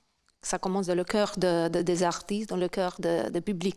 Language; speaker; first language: French; non-native, fluent; Albanian